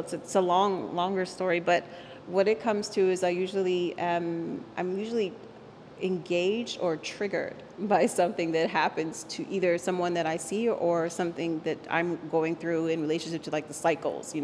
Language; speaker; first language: English; early bilingual, other home language; Spanish